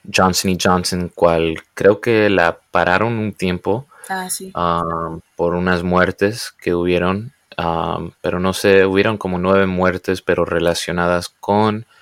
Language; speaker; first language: Spanish; early bilingual, heritage; Spanish